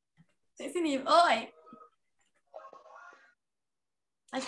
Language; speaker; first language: Portuguese; native; Portuguese